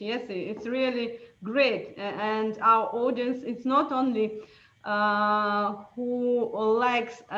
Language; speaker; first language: English; non-native, fluent; Russian